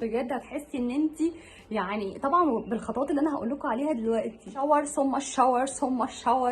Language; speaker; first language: Arabic; native; Arabic